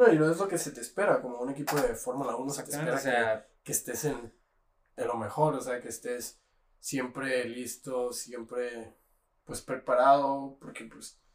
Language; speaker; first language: Spanish; native; Spanish